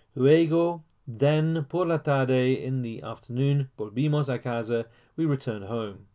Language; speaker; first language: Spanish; non-native, fluent; English